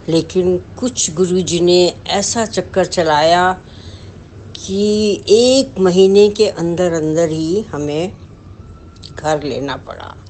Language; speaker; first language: Hindi; non-native, local second language; Punjabi